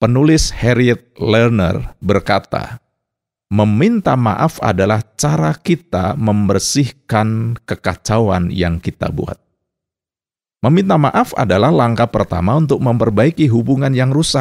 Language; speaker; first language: Indonesian; native; Indonesian